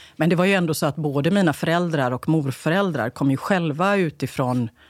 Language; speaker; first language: Swedish; native; Swedish